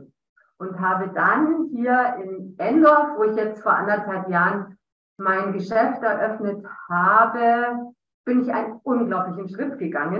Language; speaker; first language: German; native; German